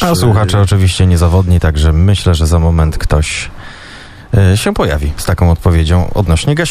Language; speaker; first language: Polish; native; Polish